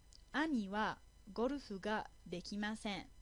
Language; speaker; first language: Japanese; non-native, fluent; English